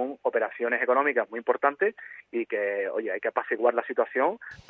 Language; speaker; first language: Spanish; native; Spanish